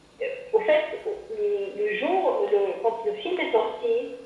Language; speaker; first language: French; non-native, fluent; Arabic